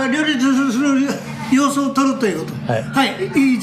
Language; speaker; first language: Japanese; native; Japanese